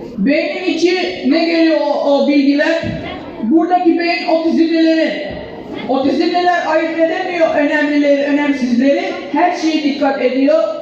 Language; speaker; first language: Turkish; early bilingual, heritage; Turkish